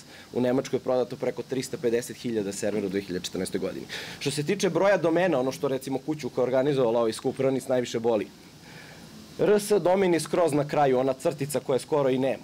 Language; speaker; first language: Serbian; native; Serbian